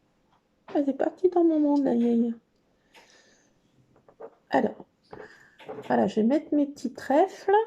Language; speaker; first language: French; native; French